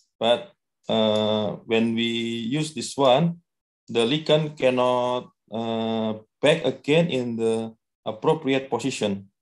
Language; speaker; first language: English; non-native, learner; Indonesian